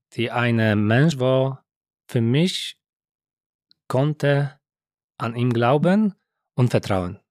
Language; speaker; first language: German; non-native, learner; Polish